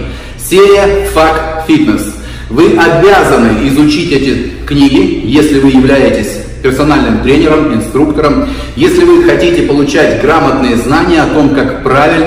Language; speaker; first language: Russian; native; Russian